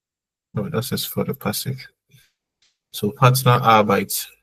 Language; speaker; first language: German; non-native, fluent; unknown